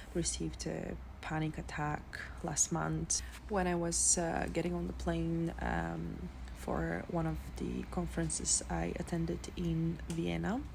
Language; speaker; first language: English; non-native, fluent; Bulgarian